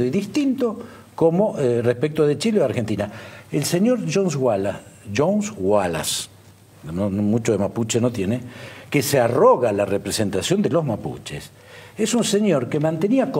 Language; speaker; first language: Spanish; native; Spanish